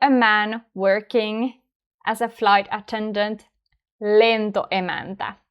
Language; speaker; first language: English; non-native, fluent; Finnish